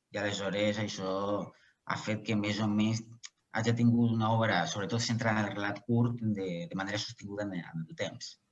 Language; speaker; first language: Catalan; non-native, local second language; Spanish